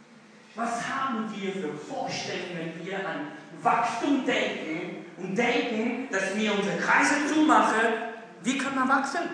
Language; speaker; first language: German; non-native, fluent; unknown